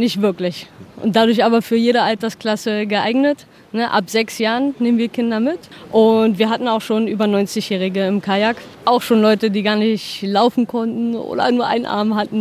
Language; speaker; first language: German; native; German